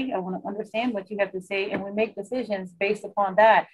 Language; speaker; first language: English; native; English